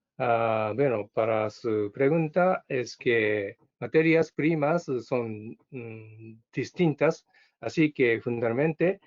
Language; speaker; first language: Spanish; non-native, learner; Japanese